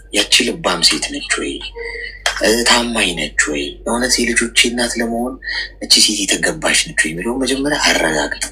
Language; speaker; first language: Amharic; native; Amharic